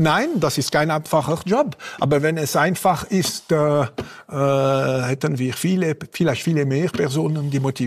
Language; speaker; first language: German; non-native, local second language; French